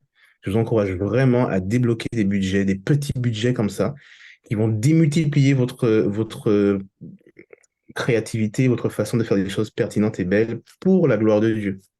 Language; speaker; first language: French; native; French